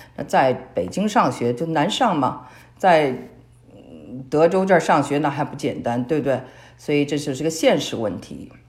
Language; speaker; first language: Chinese; native; Chinese